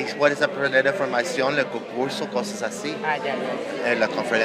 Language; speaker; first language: Spanish; non-native, learner; English